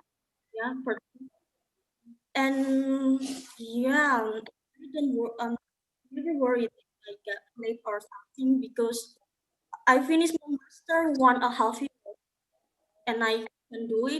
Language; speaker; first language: English; non-native, learner; Indonesian